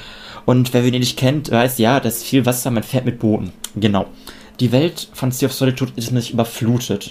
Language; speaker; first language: German; native; German